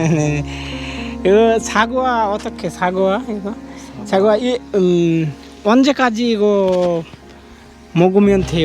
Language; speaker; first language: Korean; non-native, learner; Bangla